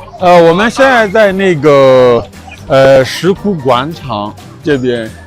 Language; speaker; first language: Chinese; non-native, fluent; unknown